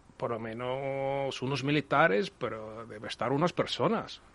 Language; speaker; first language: Spanish; non-native, learner; Ukrainian